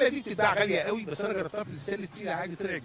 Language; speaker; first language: Arabic; native; Arabic